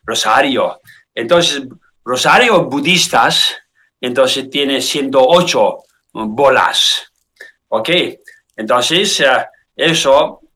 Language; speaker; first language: Spanish; non-native, learner; Tibetan